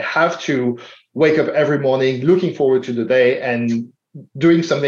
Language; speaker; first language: English; non-native, fluent; French